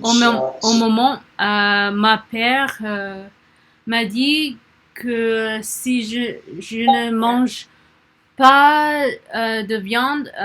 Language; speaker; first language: French; non-native, learner; English